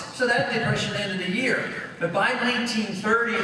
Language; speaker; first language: English; native; English